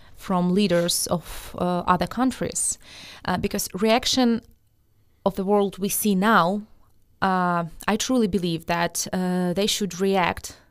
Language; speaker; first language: English; non-native, fluent; Russian